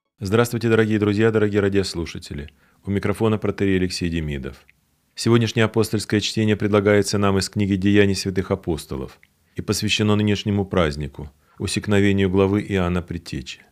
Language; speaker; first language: Russian; native; Russian